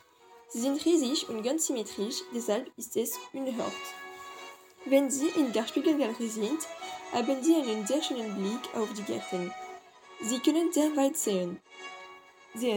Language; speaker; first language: German; non-native, learner; French